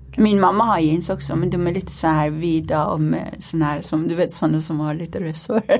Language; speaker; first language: Swedish; non-native, fluent; Persian